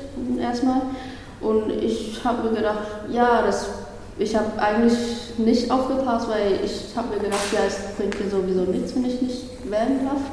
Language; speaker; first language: German; non-native, fluent; Vietnamese